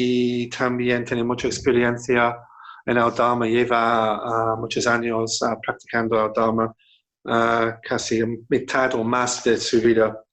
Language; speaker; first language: Spanish; non-native, fluent; English